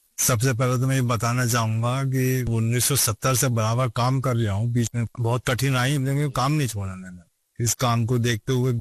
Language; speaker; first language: Hindi; native; Hindi